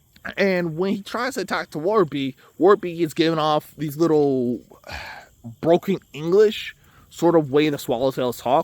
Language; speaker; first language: English; native; English